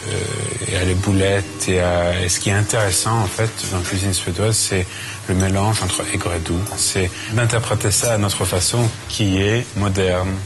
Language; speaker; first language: French; non-native, fluent; Swedish